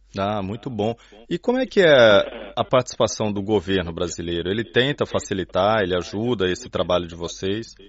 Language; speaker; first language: Portuguese; native; Portuguese